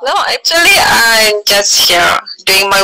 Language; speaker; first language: English; non-native, learner; Indonesian